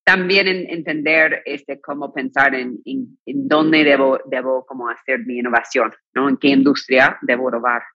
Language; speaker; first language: Spanish; non-native, fluent; English